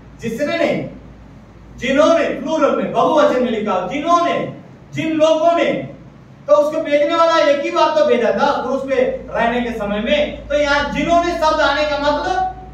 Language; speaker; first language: Hindi; non-native, local second language; Malayalam